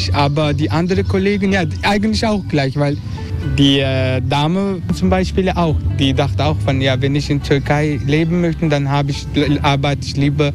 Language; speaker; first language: German; non-native, learner; Turkish